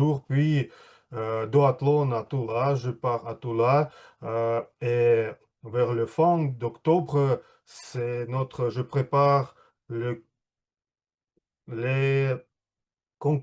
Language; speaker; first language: French; non-native, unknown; Russian